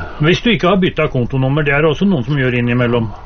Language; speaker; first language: Norwegian; native; Norwegian